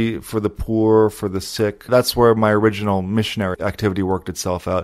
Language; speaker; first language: English; native; English